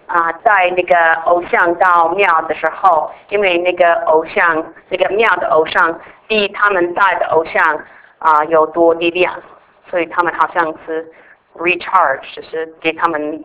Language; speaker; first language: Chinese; non-native, fluent; English